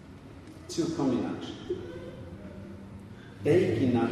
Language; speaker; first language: Ukrainian; early bilingual, other home language; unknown